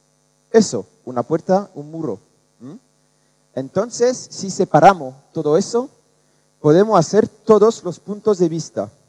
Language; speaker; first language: Spanish; non-native, learner; French